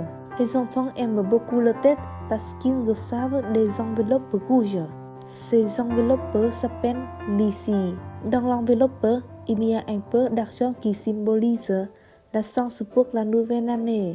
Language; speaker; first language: French; non-native, learner; Vietnamese